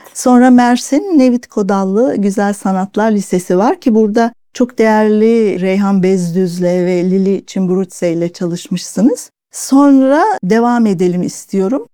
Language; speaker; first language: Turkish; native; Turkish